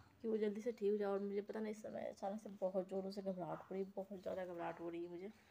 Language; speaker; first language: Hindi; native; Hindi